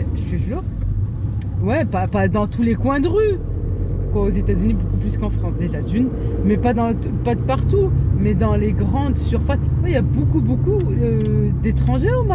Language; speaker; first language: French; native; French